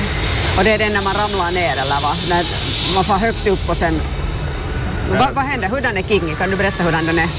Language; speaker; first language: Swedish; native; Swedish